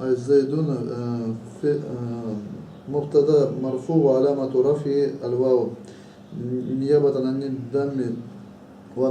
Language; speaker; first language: Arabic; non-native, learner; Chechen